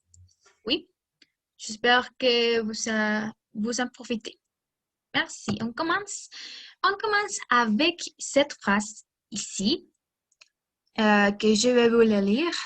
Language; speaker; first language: French; non-native, learner; Spanish